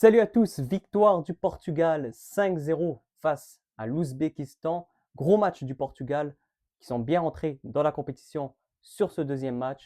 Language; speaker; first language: French; native; French